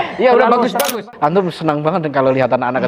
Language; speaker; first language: Indonesian; native; Indonesian